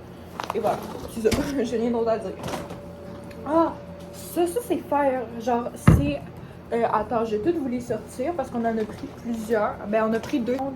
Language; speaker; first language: French; native; French